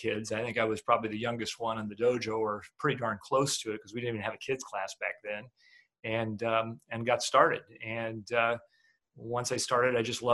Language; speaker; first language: English; native; English